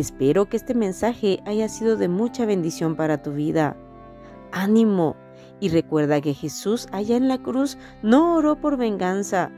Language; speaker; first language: Spanish; native; Spanish